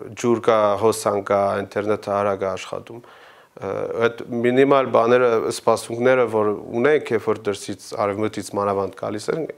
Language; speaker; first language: Armenian; early bilingual, heritage; Armenian